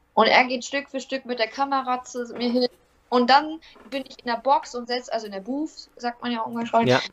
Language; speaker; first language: German; native; German